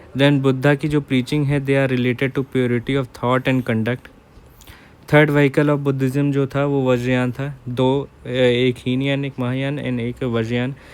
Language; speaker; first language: Hindi; native; Hindi